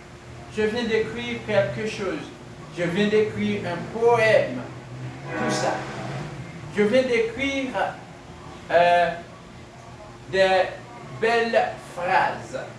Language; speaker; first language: French; non-native, fluent; Spanish